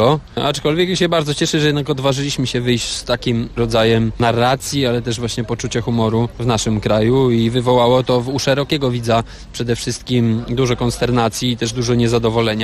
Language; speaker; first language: Polish; native; Polish